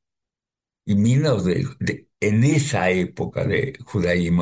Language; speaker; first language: Spanish; early bilingual, other home language; Yiddish